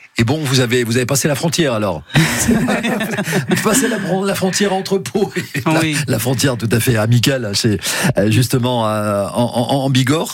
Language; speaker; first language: French; native; French